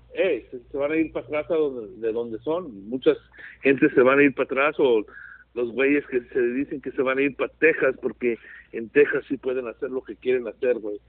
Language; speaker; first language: Spanish; early bilingual, heritage; Spanish